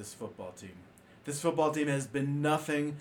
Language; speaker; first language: English; native; English